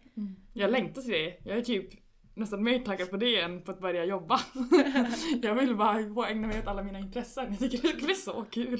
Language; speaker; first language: Swedish; native; Swedish